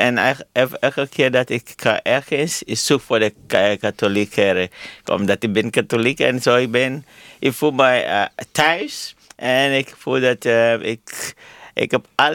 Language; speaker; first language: Dutch; non-native, learner; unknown